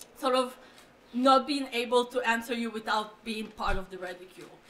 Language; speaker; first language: English; non-native, fluent; Hebrew